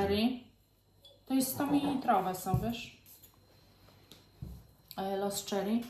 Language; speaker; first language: Polish; native; Polish